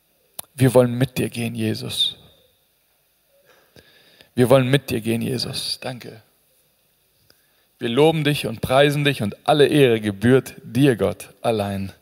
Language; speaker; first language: German; native; German